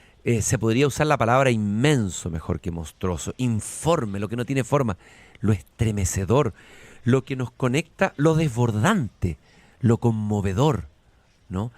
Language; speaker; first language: Spanish; native; Spanish